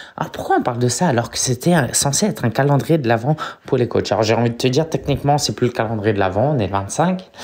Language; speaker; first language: French; early bilingual, other home language; Chinese